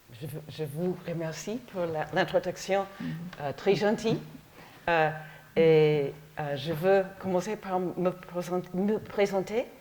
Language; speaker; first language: French; non-native, fluent; English